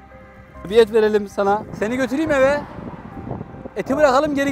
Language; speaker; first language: Turkish; native; Turkish